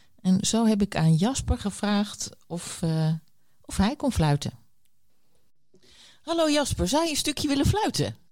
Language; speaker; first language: Dutch; native; Dutch